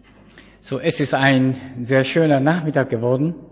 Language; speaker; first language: German; non-native, fluent; Japanese